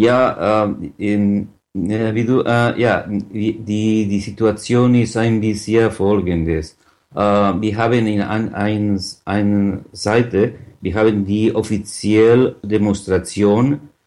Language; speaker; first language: German; non-native, learner; Catalan